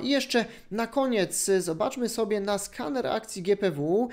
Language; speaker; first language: Polish; native; Polish